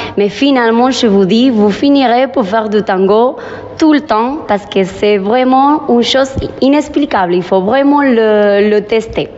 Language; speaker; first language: French; non-native, fluent; Spanish